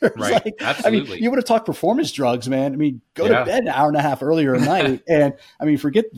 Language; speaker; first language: English; native; English